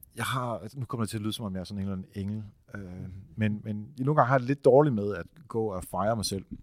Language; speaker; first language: Danish; non-native, fluent; Dutch